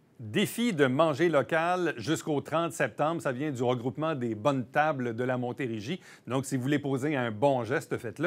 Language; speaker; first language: French; native; French